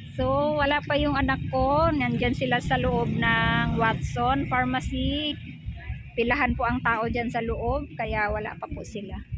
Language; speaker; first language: Filipino; non-native, local second language; Cebuano